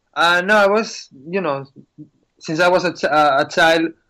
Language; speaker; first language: English; non-native, fluent; Spanish